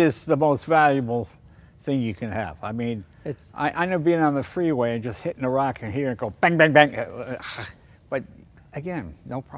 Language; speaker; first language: English; native; English